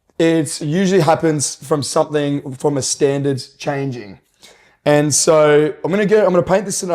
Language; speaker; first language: English; native; English